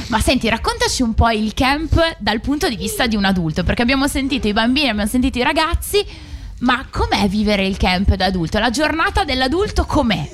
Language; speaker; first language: Italian; native; Italian